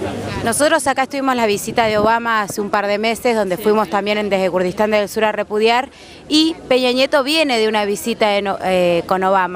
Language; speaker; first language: Spanish; native; Spanish